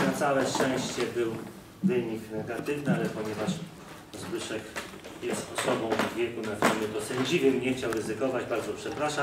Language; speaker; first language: Polish; native; Polish